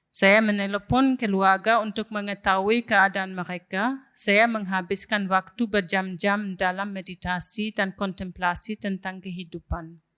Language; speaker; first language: Indonesian; non-native, fluent; German